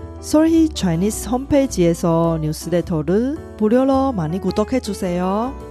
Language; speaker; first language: Korean; non-native, fluent; Chinese